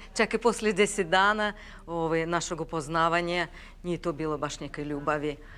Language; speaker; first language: Serbian; non-native, fluent; Russian